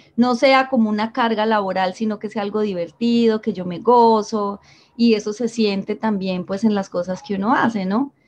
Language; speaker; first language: Spanish; native; Spanish